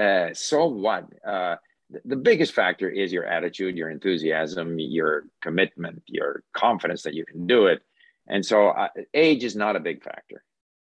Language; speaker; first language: English; early bilingual, other home language; Swedish